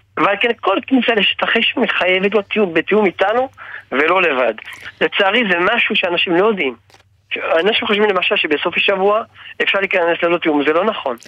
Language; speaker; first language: Hebrew; non-native, fluent; French